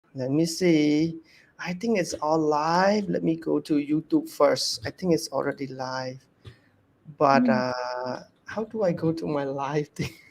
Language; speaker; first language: English; non-native, fluent; Khmer